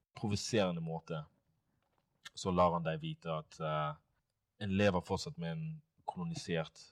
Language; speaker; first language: Norwegian; non-native, fluent; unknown